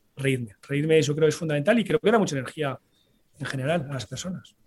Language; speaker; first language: Spanish; early bilingual, heritage; Spanish